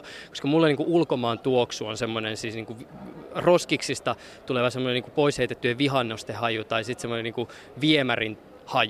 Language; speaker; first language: Finnish; native; Finnish